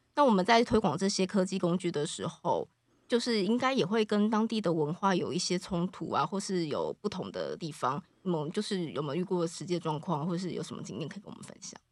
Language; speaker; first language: Chinese; native; Chinese